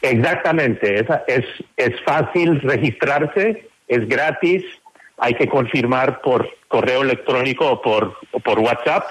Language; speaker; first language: Spanish; non-native, fluent; English